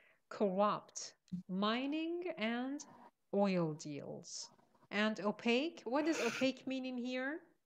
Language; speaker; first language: English; non-native, fluent; Persian